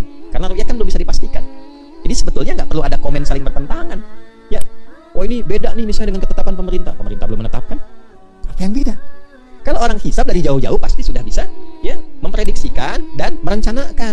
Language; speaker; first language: Indonesian; native; Indonesian